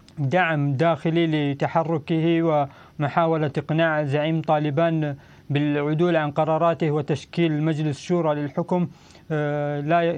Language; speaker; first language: Arabic; non-native, fluent; Pashto